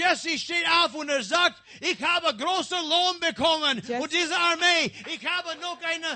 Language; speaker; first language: German; non-native, learner; English